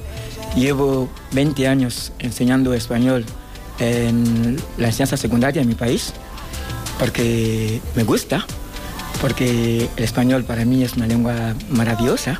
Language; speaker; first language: Spanish; non-native, fluent; Fang